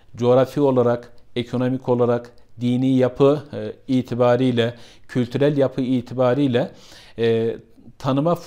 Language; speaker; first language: Turkish; native; Turkish